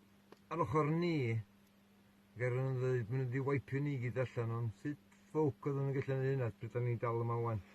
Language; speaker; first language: Welsh; native; Welsh